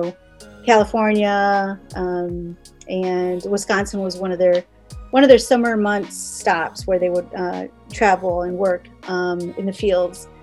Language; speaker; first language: English; early bilingual, other home language; Spanish